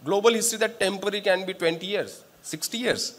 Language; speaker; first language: English; non-native, local second language; Marathi